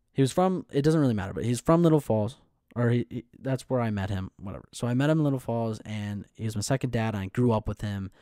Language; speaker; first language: English; native; English